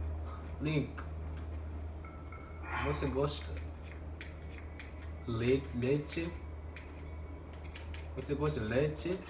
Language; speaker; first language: Portuguese; non-native, learner; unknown